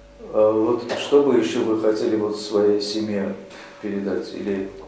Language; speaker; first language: Russian; native; Russian